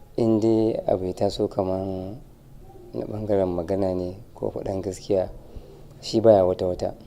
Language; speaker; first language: Hausa; non-native, local second language; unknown